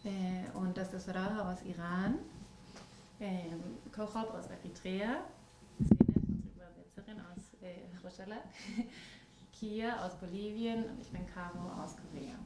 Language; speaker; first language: German; early bilingual, other home language; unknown